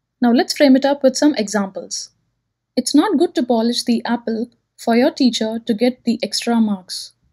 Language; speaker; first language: English; non-native, local second language; Telugu